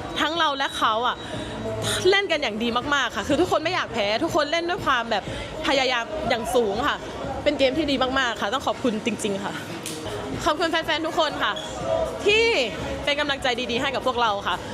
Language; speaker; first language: Thai; native; Thai